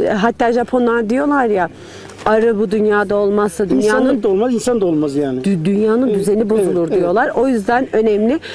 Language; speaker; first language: Turkish; native; Turkish